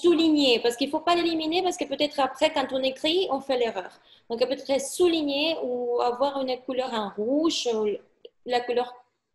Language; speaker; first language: French; non-native, fluent; Spanish